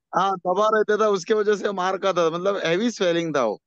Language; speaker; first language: Hindi; non-native, local second language; Konkani